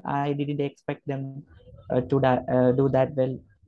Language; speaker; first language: English; non-native, local second language; Malayalam